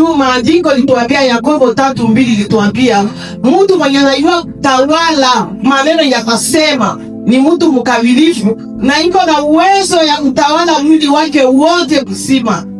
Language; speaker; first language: Swahili; native; Swahili